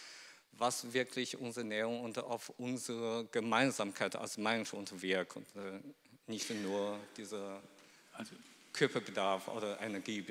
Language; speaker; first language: German; non-native, fluent; Chinese